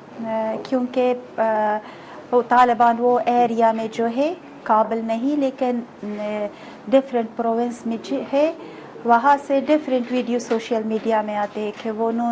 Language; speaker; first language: Hindi; non-native, fluent; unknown